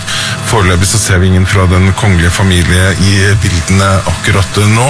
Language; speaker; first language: Norwegian; native; Norwegian